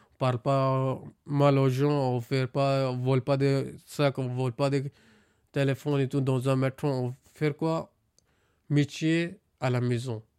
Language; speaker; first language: French; non-native, learner; Punjabi